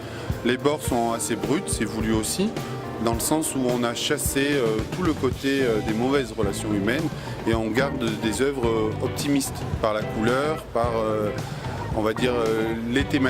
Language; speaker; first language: French; native; French